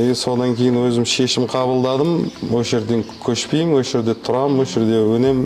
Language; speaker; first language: Kazakh; non-native, local second language; Russian